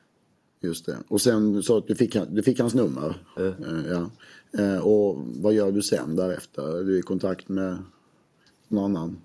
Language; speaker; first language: Swedish; native; Swedish